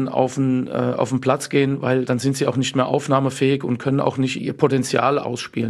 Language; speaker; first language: German; native; German